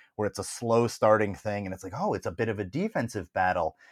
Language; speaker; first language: English; native; English